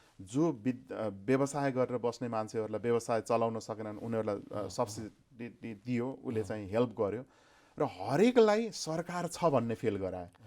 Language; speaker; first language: Nepali; native; Nepali